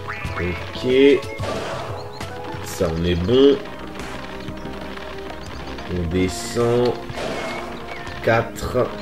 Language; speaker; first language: French; native; French